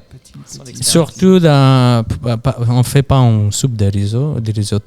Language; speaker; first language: French; non-native, fluent; Italian